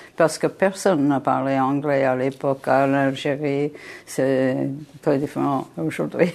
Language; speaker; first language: French; non-native, fluent; English